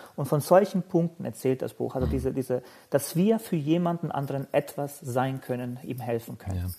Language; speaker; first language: German; non-native, fluent; Bosnian